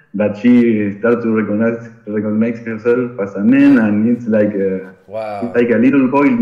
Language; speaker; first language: English; non-native, learner; Spanish